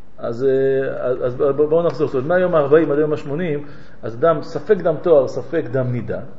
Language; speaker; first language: Hebrew; non-native, fluent; French